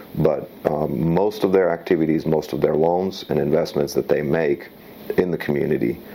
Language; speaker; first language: English; early bilingual, other home language; Slovak